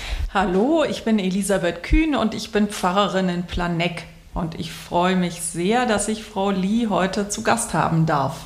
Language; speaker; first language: German; native; German